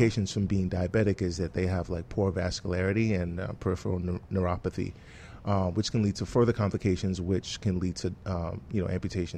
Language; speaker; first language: English; non-native, local second language; Yoruba